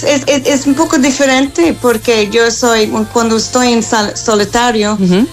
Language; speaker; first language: Spanish; non-native, fluent; English